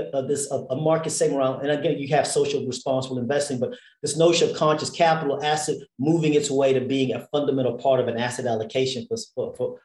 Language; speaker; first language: English; native; English